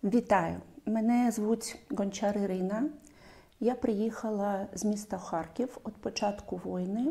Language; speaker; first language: Ukrainian; non-native, local second language; Russian